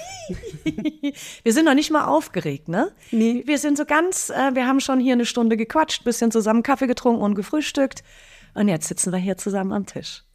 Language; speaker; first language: German; native; German